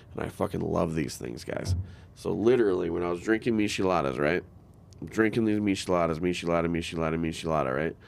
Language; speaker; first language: English; native; English